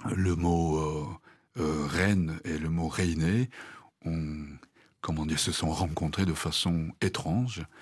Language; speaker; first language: French; non-native, fluent; Japanese